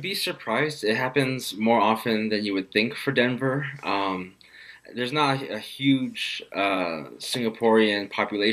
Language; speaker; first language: English; native; English